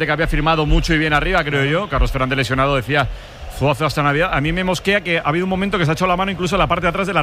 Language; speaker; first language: Spanish; native; Spanish